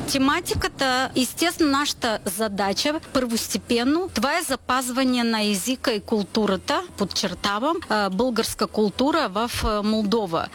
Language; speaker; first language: Bulgarian; early bilingual, heritage; Bulgarian